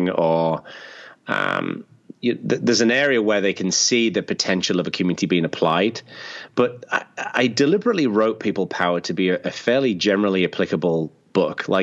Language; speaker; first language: English; native; English